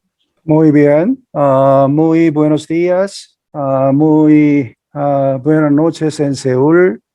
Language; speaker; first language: Spanish; non-native, fluent; Korean